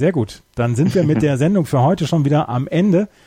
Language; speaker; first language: German; native; German